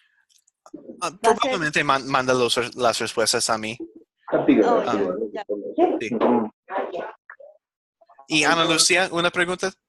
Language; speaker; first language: Spanish; non-native, fluent; English